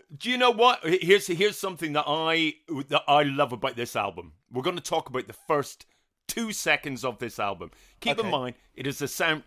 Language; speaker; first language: English; native; English